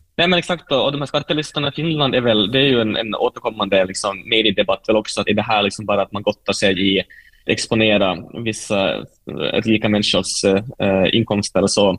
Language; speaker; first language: Swedish; native; Swedish